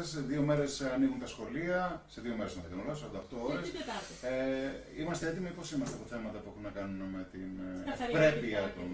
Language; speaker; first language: Greek; native; Greek